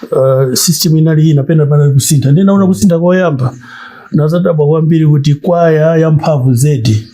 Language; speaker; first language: Nyanja; non-native, local second language; Tumbuka